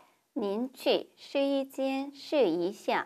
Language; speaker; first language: Chinese; non-native, fluent; Korean